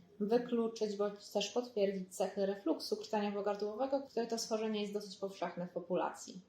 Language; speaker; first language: Polish; native; Polish